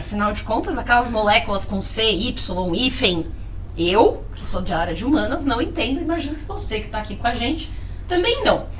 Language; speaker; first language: Portuguese; native; Portuguese